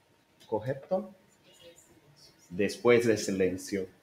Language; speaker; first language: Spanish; non-native, learner; Portuguese